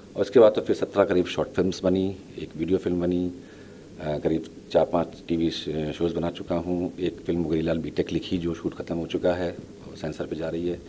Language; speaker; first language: Hindi; native; Hindi